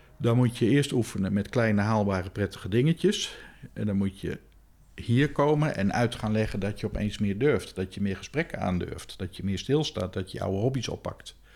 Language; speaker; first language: Dutch; native; Dutch